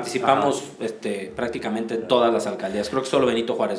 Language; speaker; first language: Spanish; native; Spanish